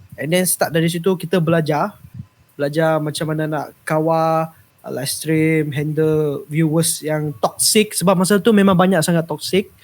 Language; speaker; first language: Malay; non-native, local second language; Iban